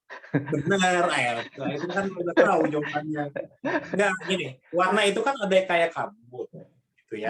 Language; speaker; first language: Indonesian; native; Indonesian